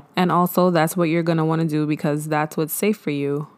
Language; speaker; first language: English; early bilingual, other home language; Haitian Creole